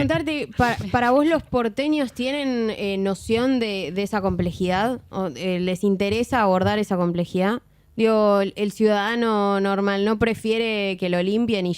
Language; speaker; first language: Spanish; native; Spanish